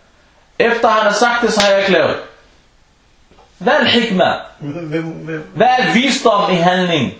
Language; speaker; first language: Danish; non-native, fluent; Arabic